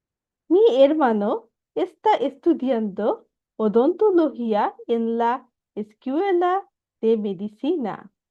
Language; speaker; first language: Spanish; non-native, learner; Bangla